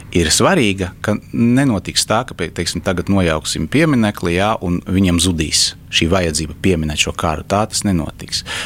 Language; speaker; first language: Latvian; non-native, local second language; Russian